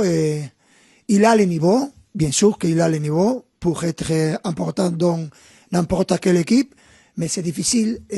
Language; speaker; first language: French; non-native, fluent; Spanish